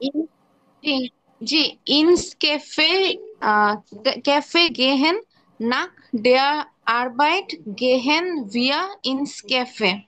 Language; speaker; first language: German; non-native, learner; Bangla